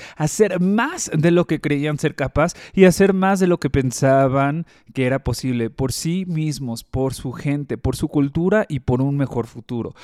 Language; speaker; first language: Spanish; early bilingual, heritage; Spanish